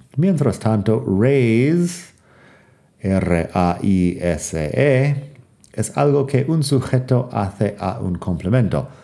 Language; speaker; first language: Spanish; non-native, fluent; English